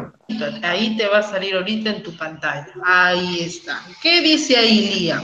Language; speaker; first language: Spanish; native; Spanish